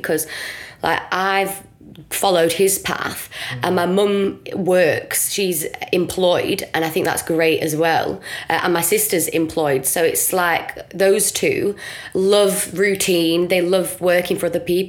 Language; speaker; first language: English; native; English